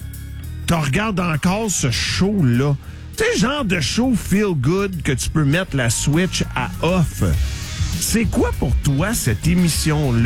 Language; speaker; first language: French; native; French